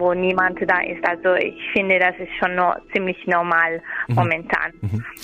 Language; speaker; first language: German; non-native, learner; Italian